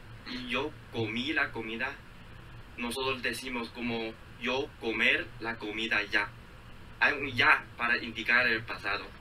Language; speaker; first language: Spanish; non-native, fluent; Chinese